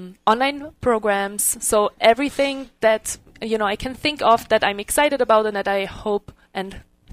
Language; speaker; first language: English; non-native, fluent; German